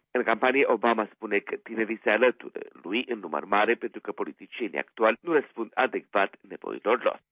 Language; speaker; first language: Romanian; native; Romanian